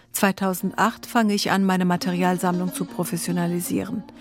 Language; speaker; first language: German; early bilingual, other home language; Kurdish